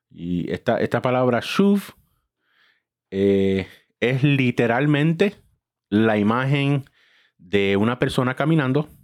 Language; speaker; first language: Spanish; early bilingual, heritage; Spanish